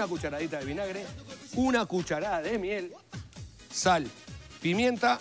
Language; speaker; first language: Spanish; native; Spanish